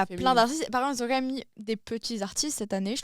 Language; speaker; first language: French; native; French